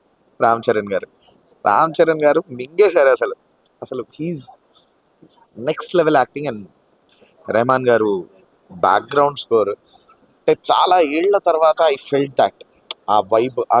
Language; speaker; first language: Telugu; native; Telugu